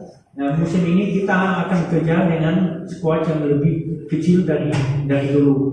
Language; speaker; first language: Indonesian; non-native, fluent; Dutch